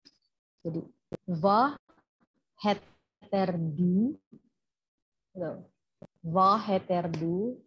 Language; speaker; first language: Norwegian; non-native, fluent; Indonesian